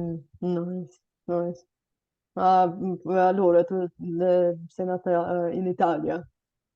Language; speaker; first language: Italian; non-native, fluent; Bulgarian